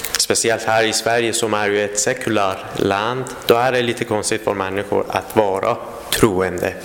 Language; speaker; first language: Swedish; non-native, fluent; Persian